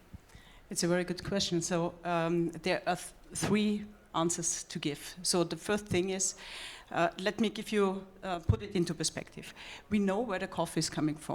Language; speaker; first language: English; non-native, fluent; German